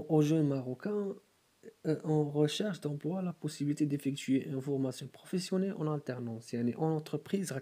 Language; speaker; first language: French; non-native, local second language; Arabic